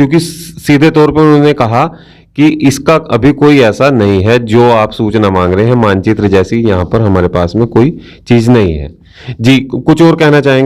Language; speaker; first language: Hindi; native; Hindi